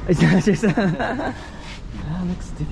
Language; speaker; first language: English; non-native, learner; Japanese